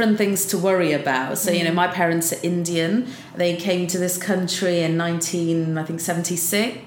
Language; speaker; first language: English; native; English